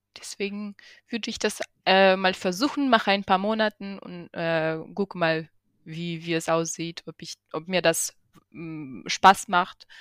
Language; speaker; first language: German; non-native, fluent; Ukrainian